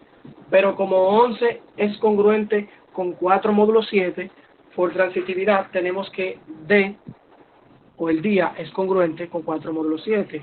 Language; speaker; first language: Spanish; native; Spanish